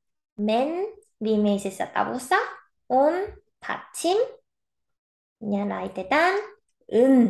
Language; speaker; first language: Finnish; non-native, fluent; Korean